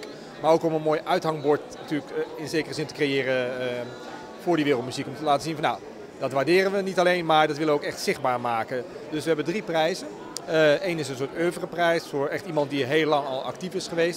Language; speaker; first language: Dutch; native; Dutch